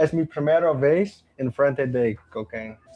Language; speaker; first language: Spanish; non-native, learner; English